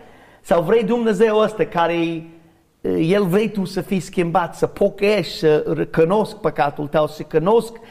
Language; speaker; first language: Romanian; non-native, learner; English